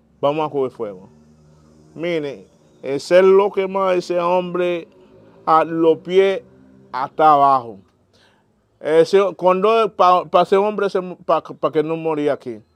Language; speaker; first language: Spanish; non-native, learner; Haitian Creole